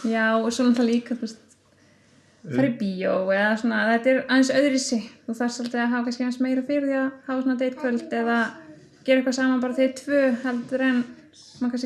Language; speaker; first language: Icelandic; native; Icelandic